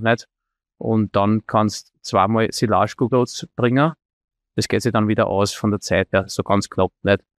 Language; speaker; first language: German; native; German